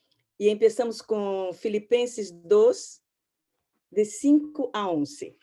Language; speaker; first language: Portuguese; non-native, learner; Spanish